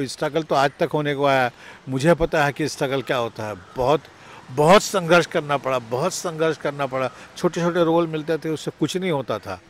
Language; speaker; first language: Hindi; native; Hindi